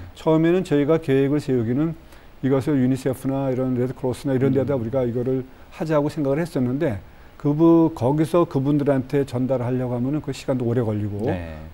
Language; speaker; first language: Korean; native; Korean